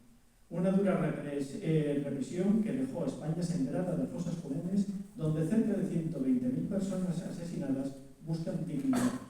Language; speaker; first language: Spanish; native; Spanish